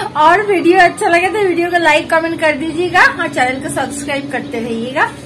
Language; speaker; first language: Hindi; non-native, local second language; Bangla